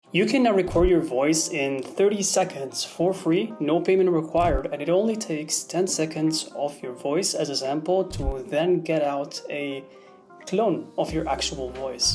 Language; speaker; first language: English; non-native, fluent; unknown